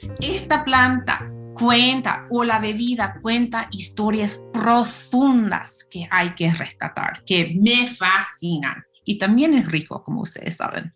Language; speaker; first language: Spanish; non-native, fluent; English